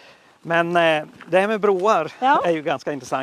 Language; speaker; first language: Swedish; native; Swedish